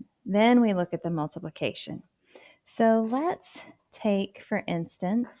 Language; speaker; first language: English; native; English